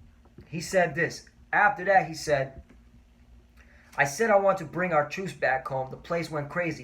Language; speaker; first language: English; native; English